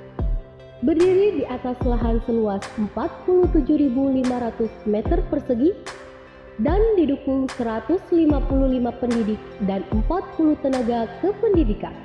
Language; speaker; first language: Indonesian; native; Indonesian